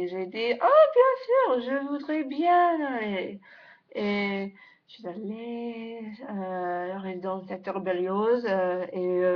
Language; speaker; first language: French; non-native, learner; English